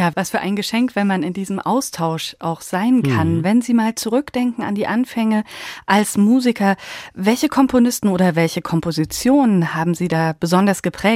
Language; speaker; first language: German; native; German